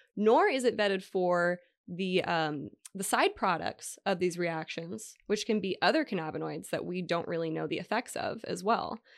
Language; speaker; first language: English; native; English